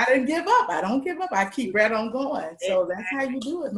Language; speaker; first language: English; native; English